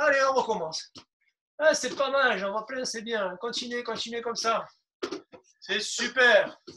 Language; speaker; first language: French; native; French